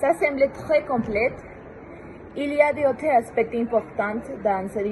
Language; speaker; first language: French; non-native, learner; Spanish